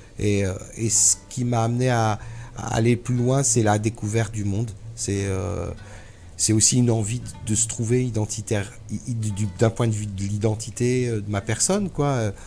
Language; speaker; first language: French; early bilingual, other home language; Arabic